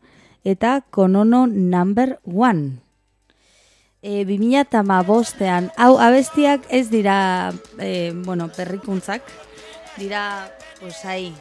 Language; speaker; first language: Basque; non-native, local second language; Spanish